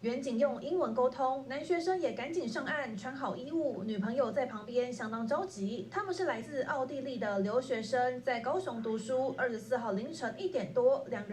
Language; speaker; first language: Chinese; native; Chinese